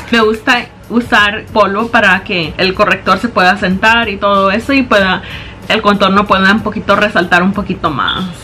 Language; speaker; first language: Spanish; early bilingual, heritage; Spanish